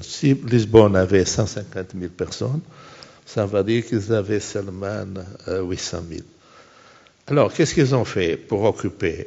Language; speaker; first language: French; non-native, fluent; Portuguese